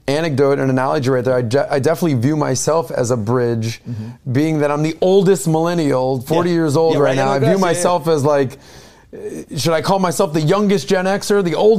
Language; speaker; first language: English; native; English